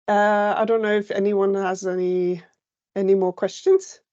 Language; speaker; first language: English; non-native, fluent; Norwegian